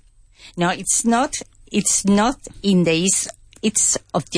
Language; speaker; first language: English; non-native, learner; Spanish